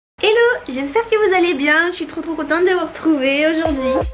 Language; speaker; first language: French; native; French